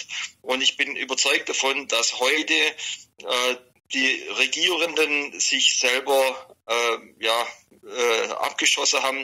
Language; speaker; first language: German; native; German